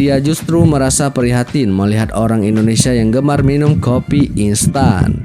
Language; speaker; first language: Indonesian; native; Indonesian